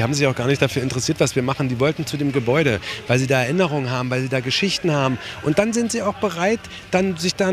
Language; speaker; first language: German; native; German